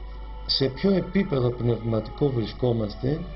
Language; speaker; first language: Greek; native; Greek